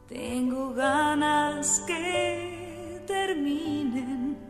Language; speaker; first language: Spanish; native; Spanish